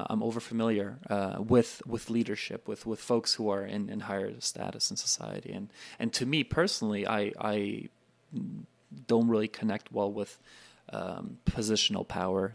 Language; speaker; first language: English; native; English